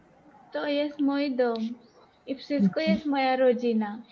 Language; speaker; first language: Polish; non-native, learner; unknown